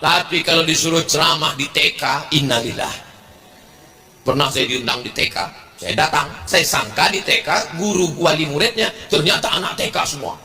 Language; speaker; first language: Indonesian; native; Indonesian